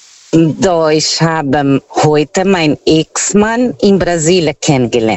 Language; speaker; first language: German; non-native, fluent; Portuguese